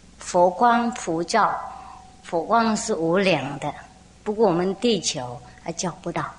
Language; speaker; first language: Chinese; non-native, fluent; Vietnamese